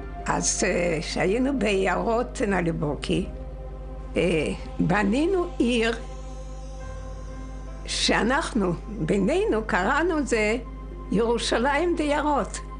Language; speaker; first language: Hebrew; non-native, fluent; Yiddish